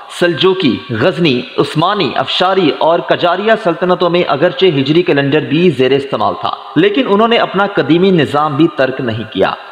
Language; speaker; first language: Urdu; native; Urdu